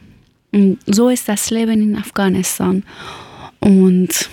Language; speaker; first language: German; non-native, learner; Persian